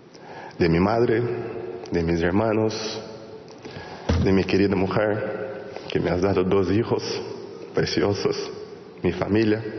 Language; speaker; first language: Spanish; non-native, fluent; Portuguese